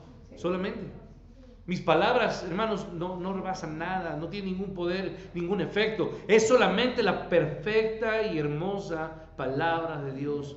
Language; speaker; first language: Spanish; native; Spanish